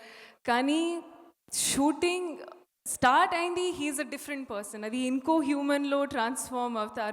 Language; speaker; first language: Telugu; non-native, learner; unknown